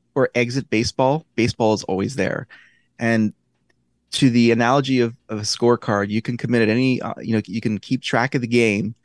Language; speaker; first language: English; native; English